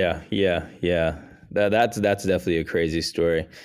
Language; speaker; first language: English; early bilingual, other home language; Spanish